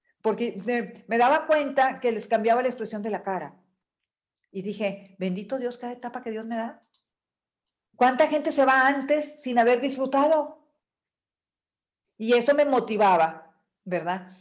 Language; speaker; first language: Spanish; native; Spanish